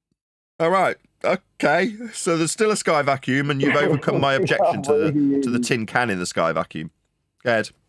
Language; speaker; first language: English; native; English